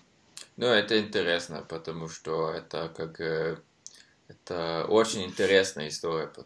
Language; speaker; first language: Russian; non-native, learner; Norwegian